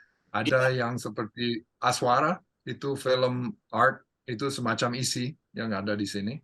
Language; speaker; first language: Indonesian; non-native, fluent; English